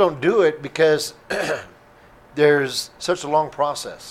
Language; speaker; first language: English; native; English